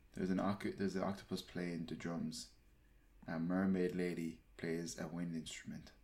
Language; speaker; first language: English; native; English